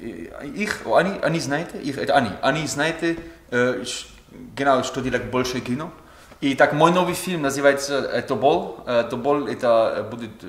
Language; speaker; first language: Russian; non-native, learner; German